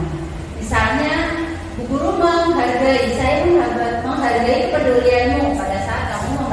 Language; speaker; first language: Indonesian; native; Indonesian